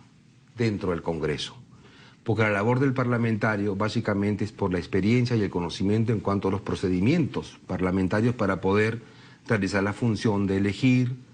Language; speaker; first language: Spanish; native; Spanish